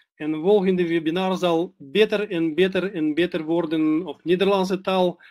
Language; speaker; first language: Dutch; non-native, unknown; Russian